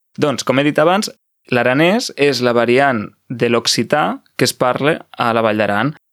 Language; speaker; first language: Catalan; native; Catalan